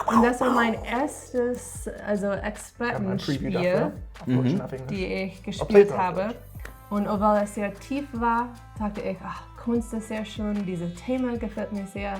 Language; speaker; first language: German; non-native, learner; English